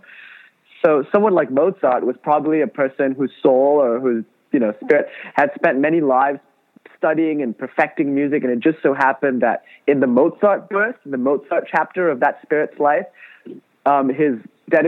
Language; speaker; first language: English; non-native, local second language; Tamil